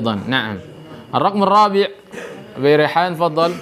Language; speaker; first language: Arabic; non-native, fluent; Indonesian